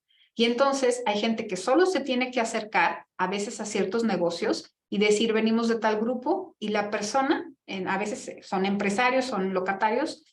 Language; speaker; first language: Spanish; native; Spanish